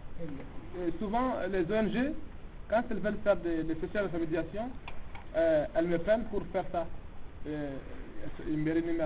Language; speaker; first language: French; non-native, local second language; Tamasheq